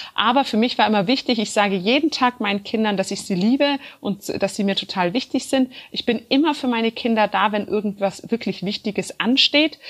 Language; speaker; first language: German; early bilingual, other home language; Turkish